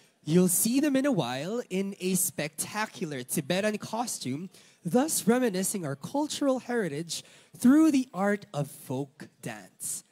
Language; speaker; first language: English; non-native, local second language; Filipino